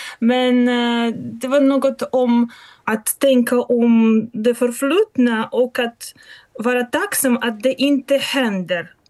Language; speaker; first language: Swedish; non-native, fluent; Russian